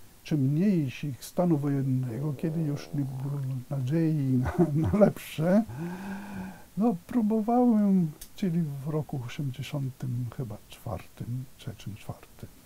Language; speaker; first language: Polish; non-native, fluent; Italian